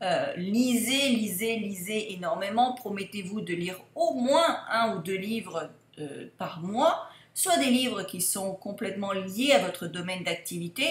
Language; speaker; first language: French; native; French